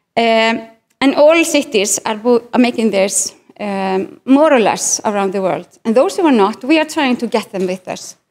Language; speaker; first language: English; non-native, fluent; Icelandic